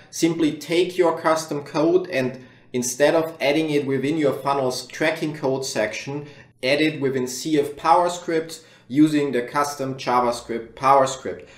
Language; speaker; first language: English; non-native, fluent; German